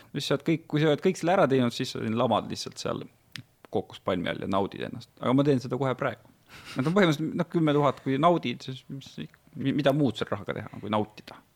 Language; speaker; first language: Estonian; native; Estonian